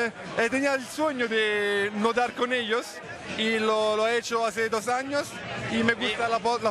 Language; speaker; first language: Spanish; non-native, fluent; Italian